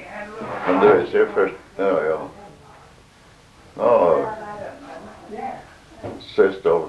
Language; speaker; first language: Norwegian; early bilingual, heritage; Norwegian